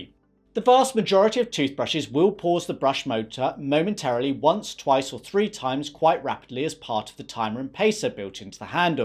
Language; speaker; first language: English; native; English